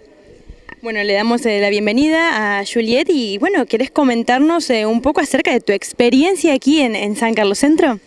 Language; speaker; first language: Spanish; native; Spanish